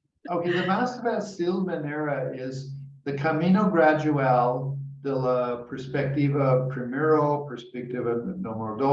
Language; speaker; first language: Spanish; non-native, learner; English